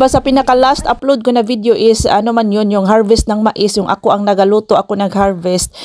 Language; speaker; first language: Filipino; non-native, local second language; Cebuano